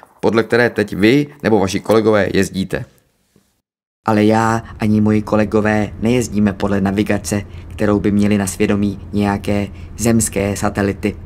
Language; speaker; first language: Czech; native; Czech